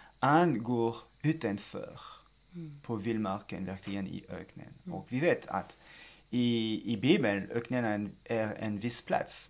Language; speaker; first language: Swedish; non-native, fluent; French